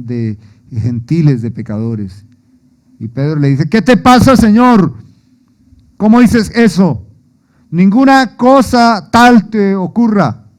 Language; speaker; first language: Spanish; native; Spanish